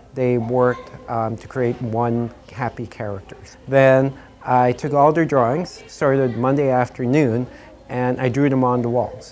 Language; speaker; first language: English; native; English